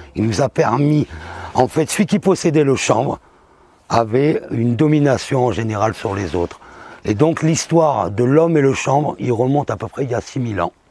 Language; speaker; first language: French; native; French